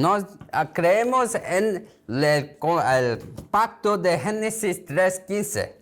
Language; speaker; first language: Spanish; non-native, learner; Korean